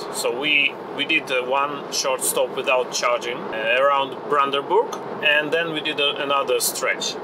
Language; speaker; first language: English; non-native, fluent; Ukrainian